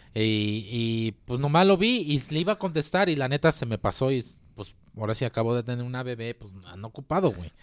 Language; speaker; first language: Spanish; early bilingual, heritage; Spanish